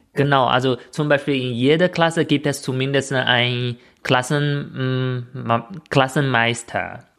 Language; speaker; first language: German; non-native, fluent; Chinese